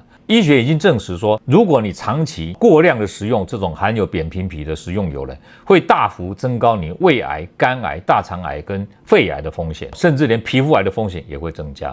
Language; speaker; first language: Chinese; native; Chinese